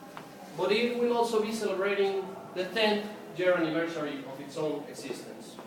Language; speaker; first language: English; non-native, fluent; Spanish